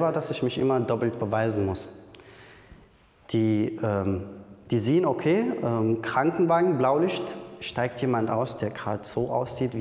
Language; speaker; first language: German; non-native, fluent; Arabic